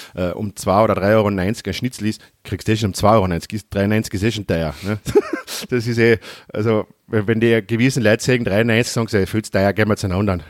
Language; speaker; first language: German; native; German